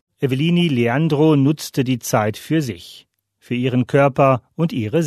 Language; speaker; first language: German; native; German